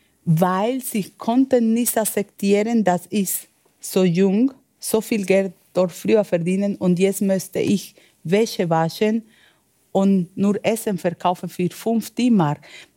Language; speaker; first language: German; non-native, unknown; Spanish